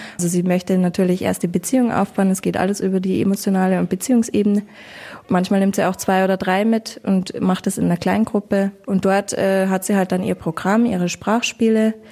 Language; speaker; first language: German; native; German